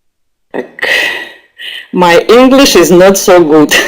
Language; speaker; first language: English; non-native, learner; Russian